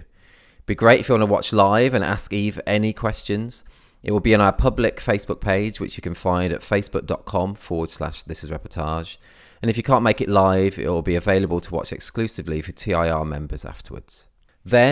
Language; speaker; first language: English; native; English